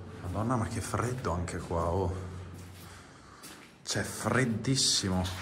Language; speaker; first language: Italian; native; Italian